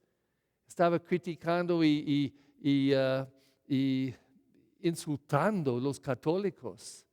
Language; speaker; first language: Spanish; non-native, fluent; English